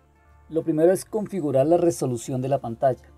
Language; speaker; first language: Spanish; native; Spanish